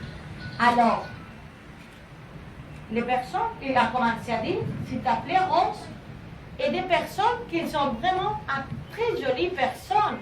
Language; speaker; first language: French; non-native, learner; Spanish